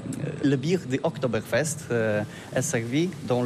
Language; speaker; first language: French; non-native, learner; Polish